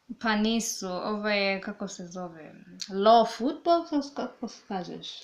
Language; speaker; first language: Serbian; non-native, learner; English